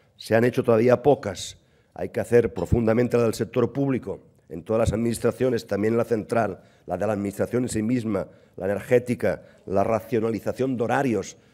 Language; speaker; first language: Spanish; non-native, local second language; Catalan